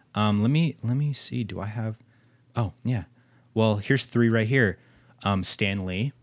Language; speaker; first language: English; native; English